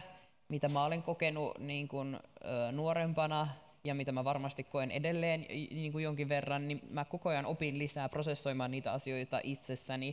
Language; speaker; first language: Finnish; native; Finnish